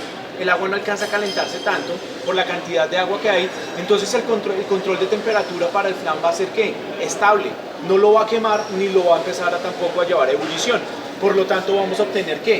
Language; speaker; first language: Spanish; native; Spanish